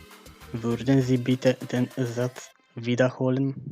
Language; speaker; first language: German; non-native, fluent; Macedonian